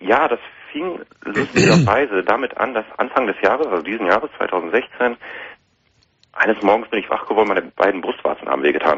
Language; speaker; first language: German; native; German